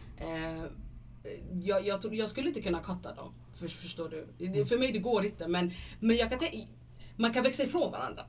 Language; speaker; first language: Swedish; early bilingual, other home language; Somali